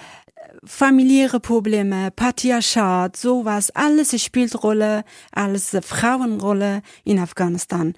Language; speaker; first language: German; non-native, learner; Persian